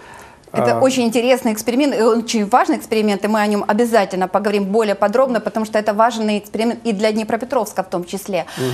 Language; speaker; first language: Russian; native; Russian